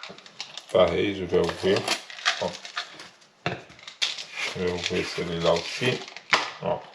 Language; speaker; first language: French; non-native, learner; Portuguese